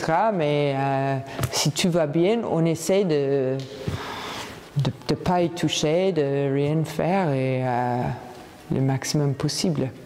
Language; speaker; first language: French; non-native, fluent; English